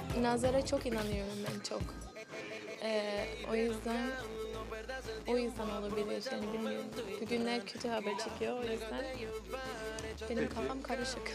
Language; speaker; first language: Turkish; non-native, learner; English